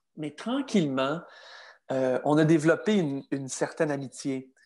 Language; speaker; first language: French; native; French